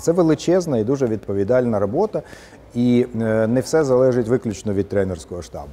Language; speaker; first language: Ukrainian; native; Ukrainian